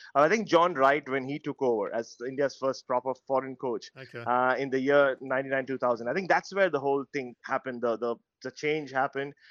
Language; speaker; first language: English; non-native, local second language; Tamil